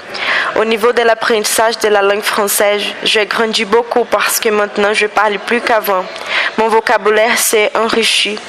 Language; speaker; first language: French; non-native, fluent; Portuguese